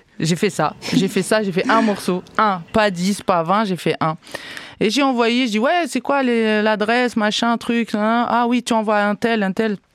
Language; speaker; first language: French; non-native, local second language; Arabic